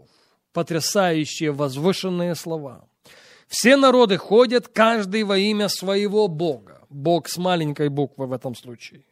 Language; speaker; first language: Russian; native; Russian